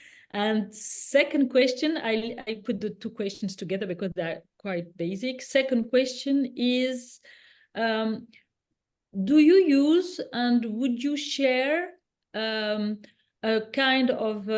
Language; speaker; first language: English; non-native, fluent; French